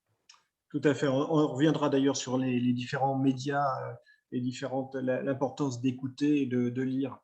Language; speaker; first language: French; native; French